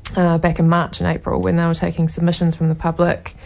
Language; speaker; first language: English; native; English